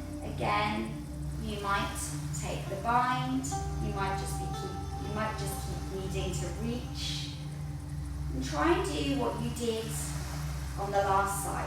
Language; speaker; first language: English; native; English